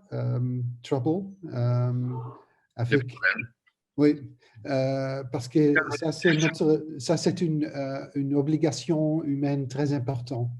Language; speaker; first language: French; non-native, learner; Dutch